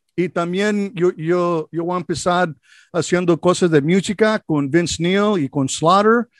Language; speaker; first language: Spanish; non-native, learner; English